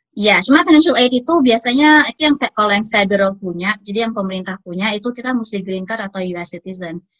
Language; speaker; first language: Indonesian; native; Indonesian